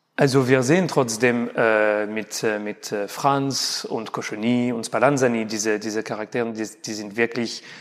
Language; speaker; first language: German; non-native, learner; French